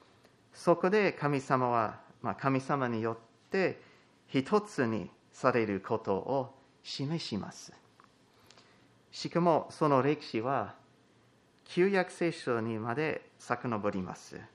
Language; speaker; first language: Japanese; non-native, fluent; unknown